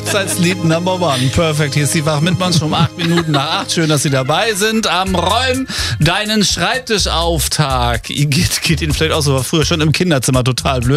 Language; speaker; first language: German; native; German